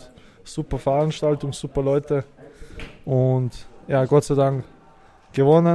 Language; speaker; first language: German; early bilingual, other home language; Serbian